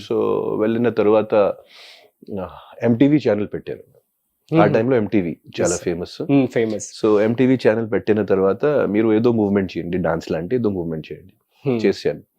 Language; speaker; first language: Telugu; non-native, local second language; Hindi